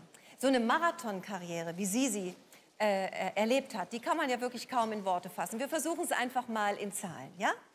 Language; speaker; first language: German; native; German